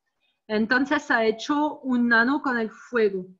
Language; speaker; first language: Spanish; non-native, learner; French